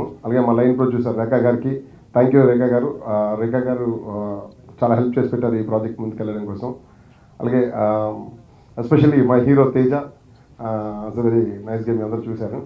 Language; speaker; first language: Telugu; native; Telugu